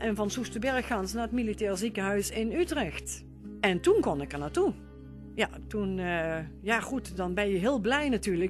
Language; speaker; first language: Dutch; native; Dutch